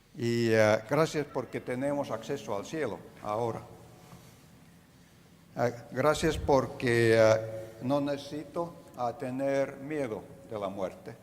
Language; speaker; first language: Spanish; non-native, fluent; Finnish